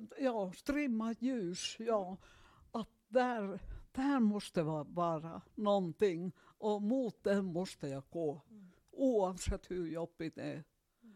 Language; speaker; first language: Swedish; non-native, fluent; Finnish